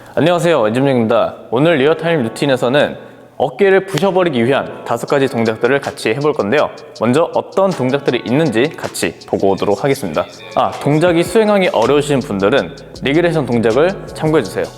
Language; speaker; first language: Korean; native; Korean